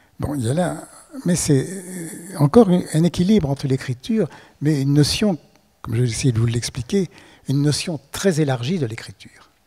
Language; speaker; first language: French; native; French